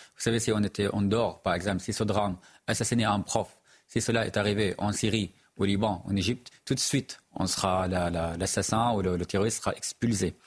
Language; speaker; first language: French; non-native, fluent; Arabic